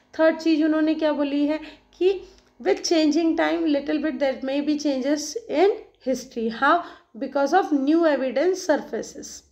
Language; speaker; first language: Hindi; non-native, local second language; Marathi